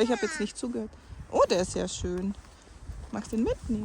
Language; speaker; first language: German; native; German